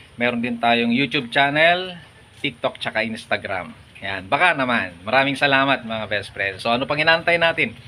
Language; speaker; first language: Filipino; non-native, local second language; Iloko